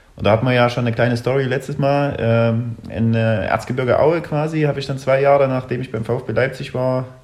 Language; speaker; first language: German; early bilingual, other home language; Russian